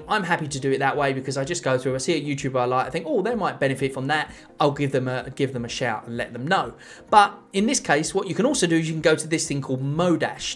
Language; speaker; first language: English; native; English